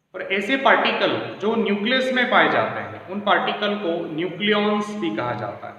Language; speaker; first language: Hindi; non-native, local second language; Marathi